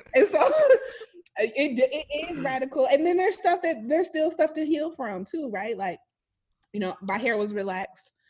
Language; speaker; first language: English; native; English